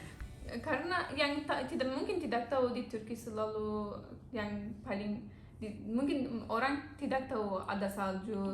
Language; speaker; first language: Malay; non-native, learner; Turkish